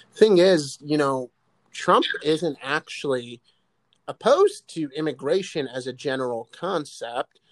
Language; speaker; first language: English; native; English